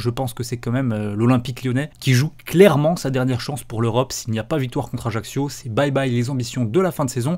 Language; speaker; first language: French; native; French